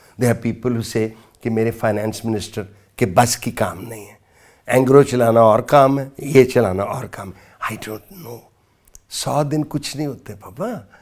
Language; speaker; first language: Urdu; non-native, local second language; Punjabi